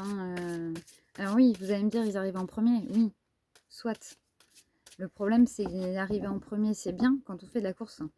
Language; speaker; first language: French; native; French